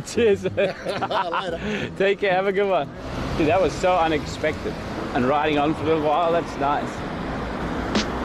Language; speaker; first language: English; native; English